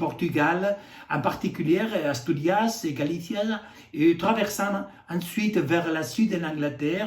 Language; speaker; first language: French; non-native, fluent; Spanish